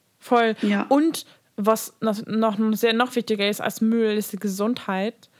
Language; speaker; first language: German; non-native, fluent; Hungarian